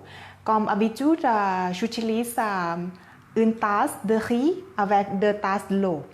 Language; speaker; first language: French; non-native, fluent; Thai